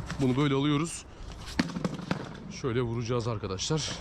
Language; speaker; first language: Turkish; native; Turkish